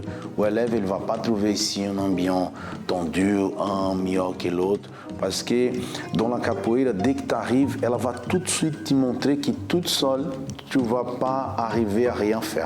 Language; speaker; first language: French; non-native, fluent; Portuguese